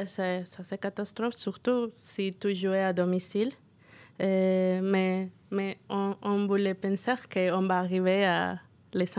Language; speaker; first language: French; non-native, fluent; Spanish